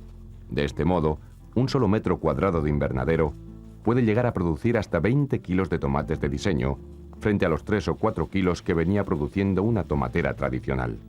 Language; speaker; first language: Spanish; native; Spanish